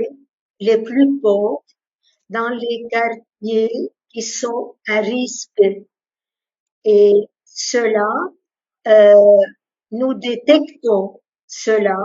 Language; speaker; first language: French; non-native, local second language; Arabic